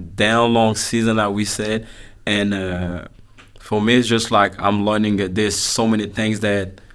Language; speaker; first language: English; non-native, fluent; French